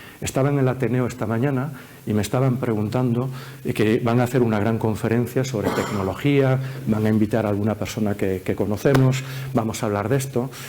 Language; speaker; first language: Spanish; early bilingual, heritage; Spanish